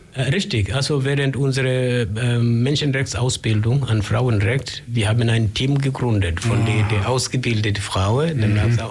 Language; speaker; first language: German; non-native, learner; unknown